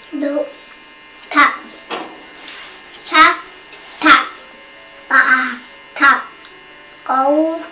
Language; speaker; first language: Cantonese; early bilingual, heritage; Cantonese